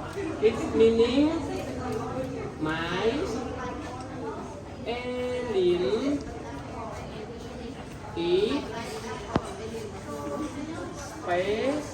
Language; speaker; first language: English; non-native, learner; Khmer